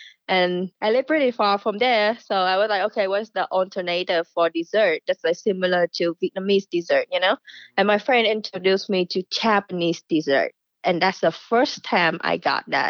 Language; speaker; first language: English; non-native, fluent; Vietnamese